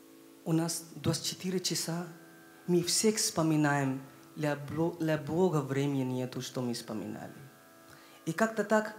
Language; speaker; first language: Russian; non-native, learner; Hindi